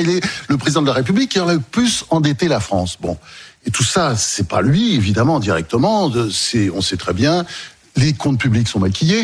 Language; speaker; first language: French; native; French